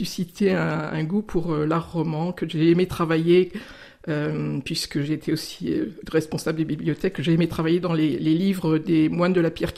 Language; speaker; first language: French; native; French